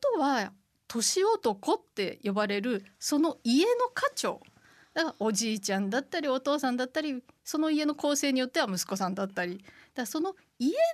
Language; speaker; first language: Japanese; native; Japanese